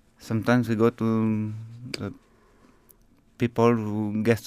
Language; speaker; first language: English; non-native, learner; French